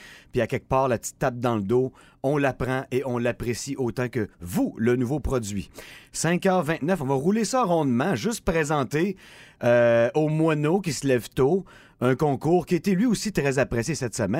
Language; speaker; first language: French; native; French